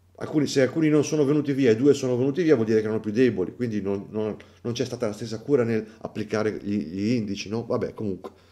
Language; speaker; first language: Italian; native; Italian